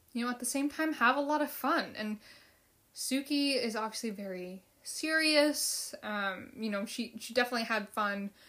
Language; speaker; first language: English; early bilingual, other home language; Filipino